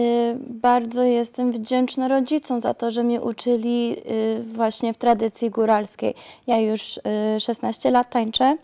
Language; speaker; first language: Polish; early bilingual, heritage; Polish